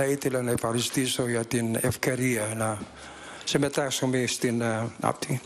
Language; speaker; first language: Greek; non-native, learner; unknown